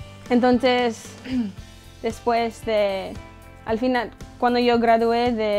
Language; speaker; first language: Spanish; early bilingual, heritage; English